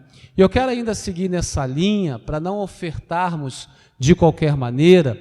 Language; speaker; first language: Portuguese; native; Portuguese